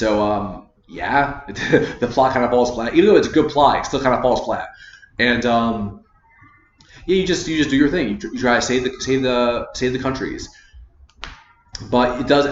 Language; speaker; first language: English; native; English